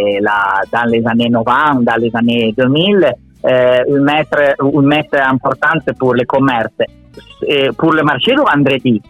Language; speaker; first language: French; non-native, learner; Italian